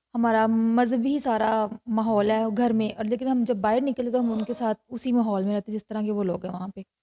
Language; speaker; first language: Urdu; native; Urdu